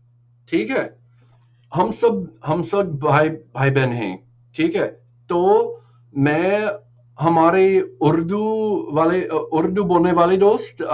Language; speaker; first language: Hindi; non-native, learner; English